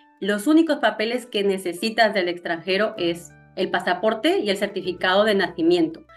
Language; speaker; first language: Spanish; native; Spanish